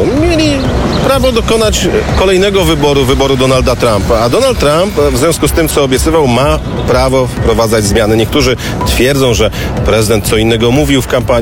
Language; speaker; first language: Polish; native; Polish